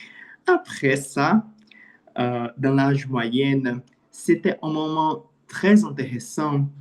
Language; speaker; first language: French; non-native, learner; Portuguese